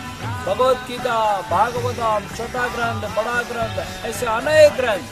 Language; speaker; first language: Hindi; non-native, local second language; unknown